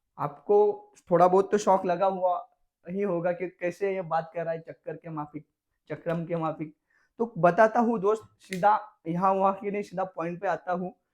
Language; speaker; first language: Hindi; non-native, local second language; Marathi